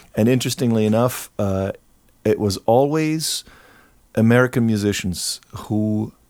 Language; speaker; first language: English; non-native, fluent; German